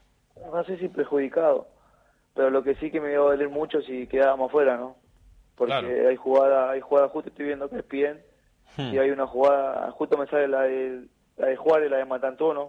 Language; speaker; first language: Spanish; native; Spanish